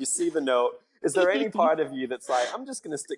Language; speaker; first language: English; native; English